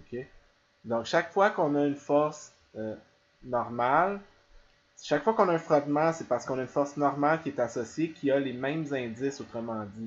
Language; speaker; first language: French; native; French